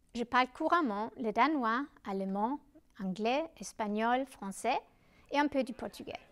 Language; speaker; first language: French; non-native, fluent; Danish